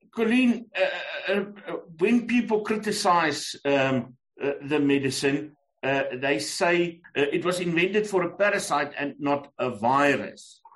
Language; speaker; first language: English; non-native, local second language; Afrikaans